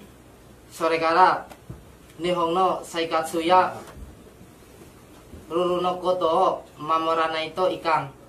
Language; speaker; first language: Japanese; non-native, learner; Indonesian